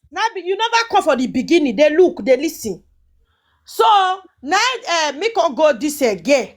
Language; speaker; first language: Nigerian Pidgin; native; Nigerian Pidgin